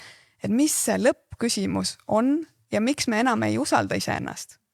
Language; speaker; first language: Estonian; native; Estonian